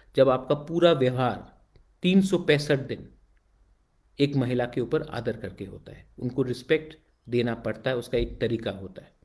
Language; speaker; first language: Hindi; non-native, local second language; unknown